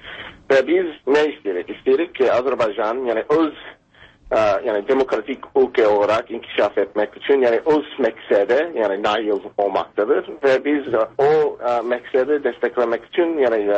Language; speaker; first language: Turkish; non-native, fluent; English